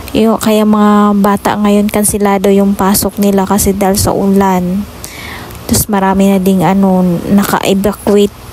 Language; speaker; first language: Filipino; non-native, local second language; Cebuano